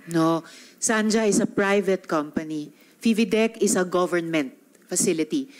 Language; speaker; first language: English; non-native, local second language; Filipino